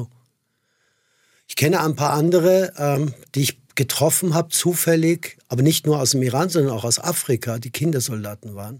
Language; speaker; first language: German; non-native, fluent; Persian